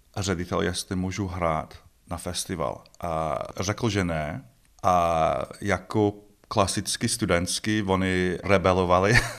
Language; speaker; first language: Czech; non-native, learner; English